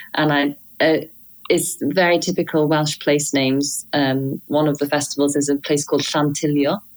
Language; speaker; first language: English; native; English